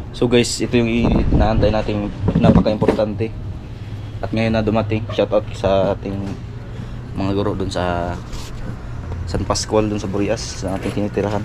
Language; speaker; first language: Filipino; non-native, local second language; Cebuano